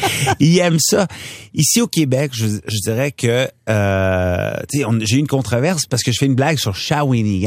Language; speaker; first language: French; non-native, local second language; Punjabi